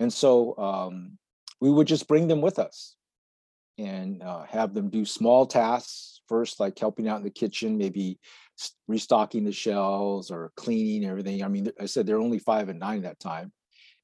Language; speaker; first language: English; native; English